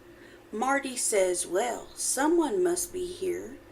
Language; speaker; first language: English; native; English